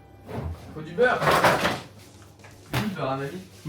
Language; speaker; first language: French; native; French